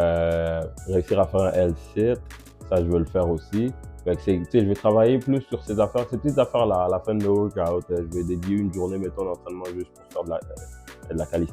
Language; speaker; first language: French; native; French